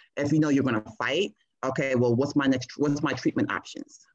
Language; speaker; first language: English; native; English